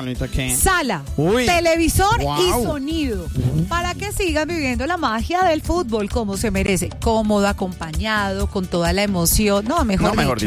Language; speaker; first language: Spanish; native; Spanish